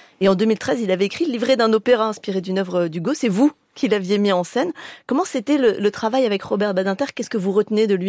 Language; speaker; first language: French; native; French